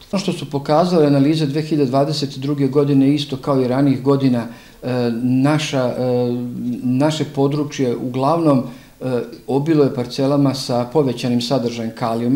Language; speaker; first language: Serbian; native; Serbian